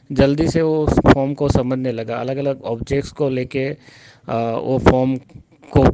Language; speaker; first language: Hindi; non-native, local second language; Gujarati